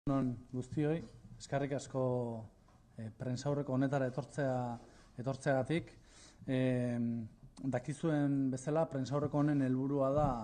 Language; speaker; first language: Basque; native; Basque